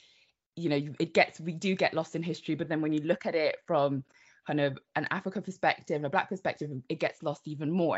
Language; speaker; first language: English; native; English